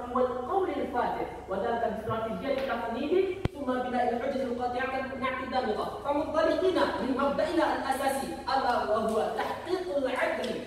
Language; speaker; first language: Arabic; non-native, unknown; Indonesian